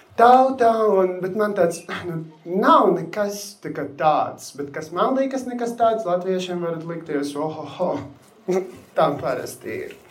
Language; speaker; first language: Latvian; non-native, local second language; Russian